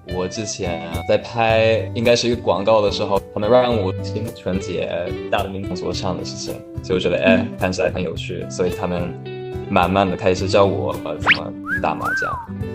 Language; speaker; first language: Chinese; non-native, fluent; English